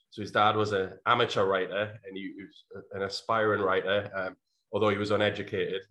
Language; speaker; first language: English; native; English